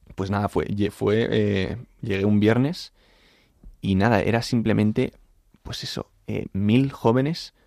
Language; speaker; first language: Spanish; native; Spanish